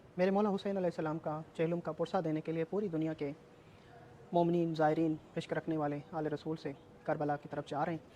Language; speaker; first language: Urdu; native; Urdu